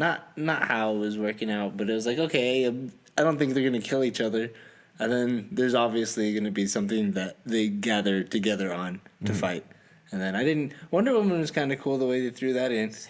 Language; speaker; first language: English; native; English